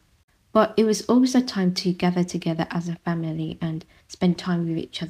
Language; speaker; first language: English; non-native, local second language; Vietnamese